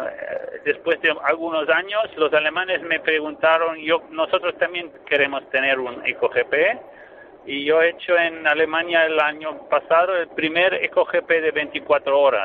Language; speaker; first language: Spanish; non-native, fluent; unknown